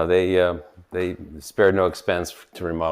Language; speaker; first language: English; native; English